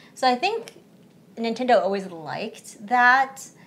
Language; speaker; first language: English; early bilingual, other home language; Chinese